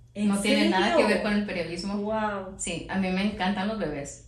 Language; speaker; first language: Spanish; early bilingual, heritage; Spanish